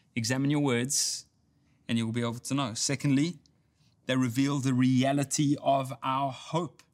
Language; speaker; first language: English; native; English